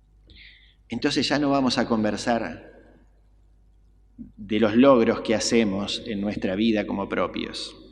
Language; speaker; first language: Spanish; native; Spanish